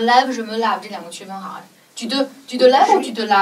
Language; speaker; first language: French; non-native, fluent; Chinese